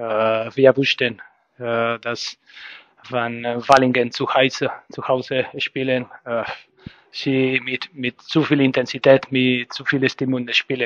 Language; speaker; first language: German; non-native, learner; Spanish